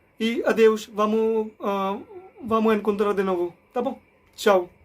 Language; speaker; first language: Portuguese; non-native, learner; Hindi